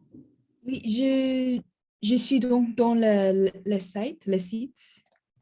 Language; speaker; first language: French; non-native, learner; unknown